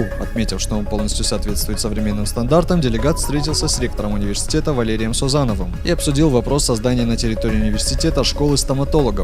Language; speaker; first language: Russian; native; Russian